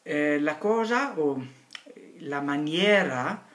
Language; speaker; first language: Italian; non-native, learner; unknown